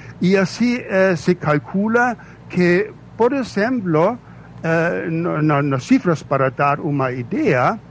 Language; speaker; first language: Portuguese; non-native, fluent; German